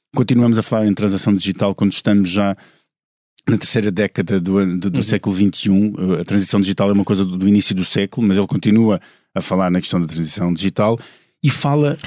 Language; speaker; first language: Portuguese; native; Portuguese